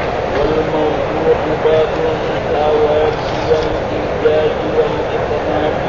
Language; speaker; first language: Arabic; non-native, fluent; Malay